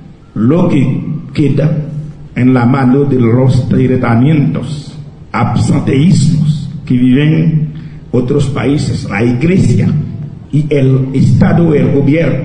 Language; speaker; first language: Spanish; non-native, local second language; Haitian Creole